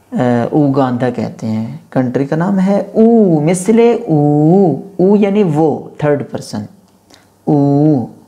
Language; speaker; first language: Urdu; non-native, local second language; Punjabi